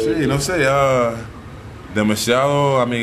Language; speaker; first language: Spanish; non-native, learner; English